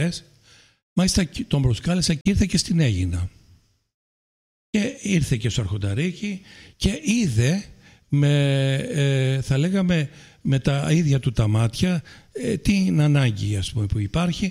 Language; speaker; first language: Greek; native; Greek